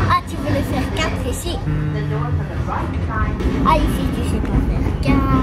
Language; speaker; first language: French; early bilingual, heritage; French